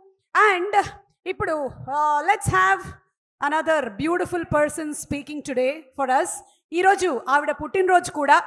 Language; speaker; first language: Telugu; native; Telugu